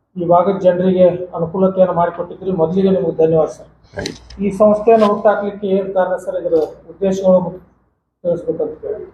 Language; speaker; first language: Kannada; native; Kannada